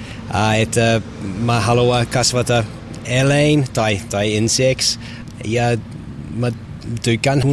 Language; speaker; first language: Finnish; non-native, learner; English